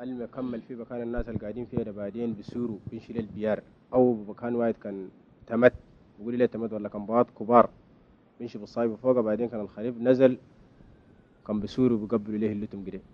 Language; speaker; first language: Arabic; native; Arabic